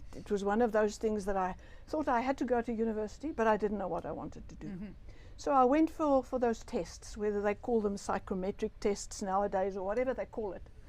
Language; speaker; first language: English; non-native, local second language; Afrikaans